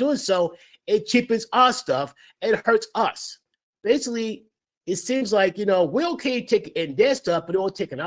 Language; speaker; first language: English; native; English